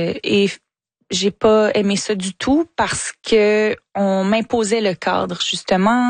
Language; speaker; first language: French; native; French